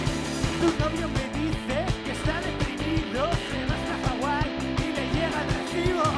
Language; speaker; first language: Spanish; native; Spanish